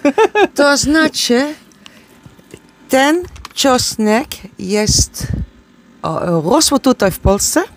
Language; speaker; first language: Polish; non-native, learner; Dutch